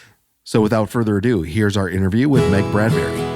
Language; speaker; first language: English; native; English